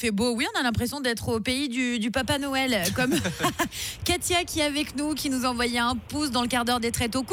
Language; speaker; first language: French; native; French